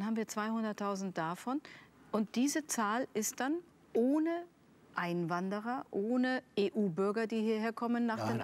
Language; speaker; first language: German; native; German